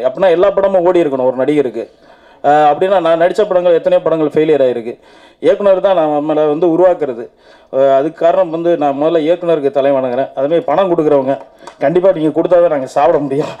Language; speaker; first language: Tamil; native; Tamil